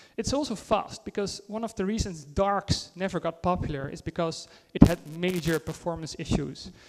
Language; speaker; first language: English; non-native, fluent; Dutch